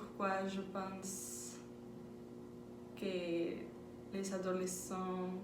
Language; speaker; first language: French; non-native, learner; Spanish